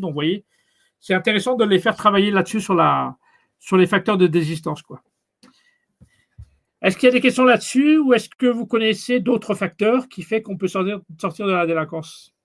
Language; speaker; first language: French; native; French